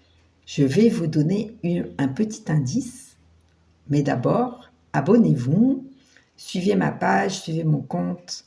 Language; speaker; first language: French; native; French